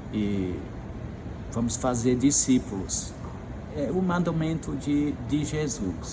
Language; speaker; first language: Portuguese; non-native, fluent; English